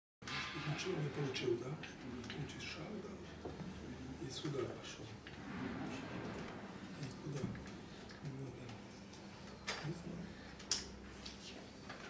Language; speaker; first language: Russian; non-native, learner; Serbian